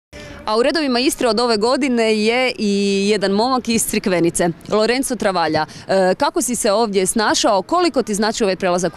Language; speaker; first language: Serbian; native; Serbian